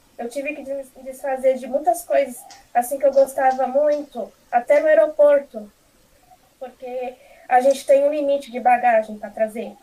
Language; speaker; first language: Portuguese; native; Portuguese